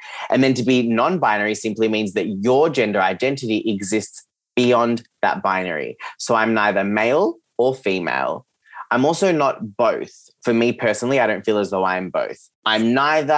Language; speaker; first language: English; early bilingual, other home language; Serbian